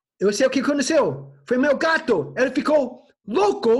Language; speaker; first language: Portuguese; non-native, fluent; English